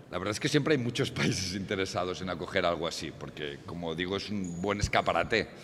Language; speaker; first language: Spanish; native; Spanish